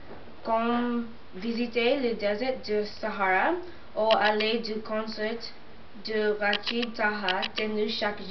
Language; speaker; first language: French; non-native, learner; English